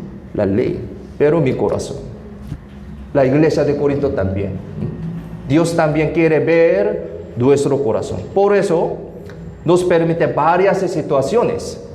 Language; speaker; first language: Spanish; non-native, fluent; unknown